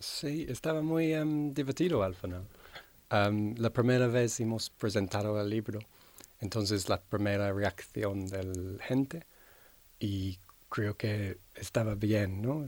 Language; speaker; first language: Spanish; non-native, fluent; English